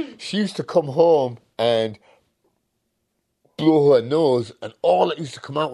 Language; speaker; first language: English; non-native, local second language; Punjabi